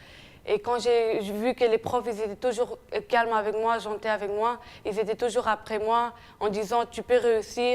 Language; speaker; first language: French; non-native, fluent; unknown